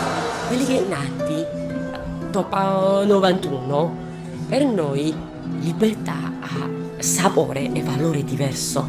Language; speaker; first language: Italian; non-native, learner; Georgian